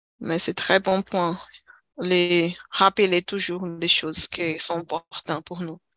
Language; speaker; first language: French; non-native, learner; Portuguese